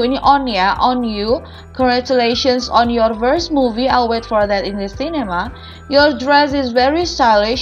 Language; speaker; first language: English; non-native, fluent; Indonesian